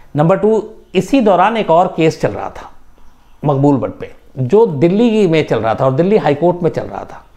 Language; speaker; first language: Hindi; native; Hindi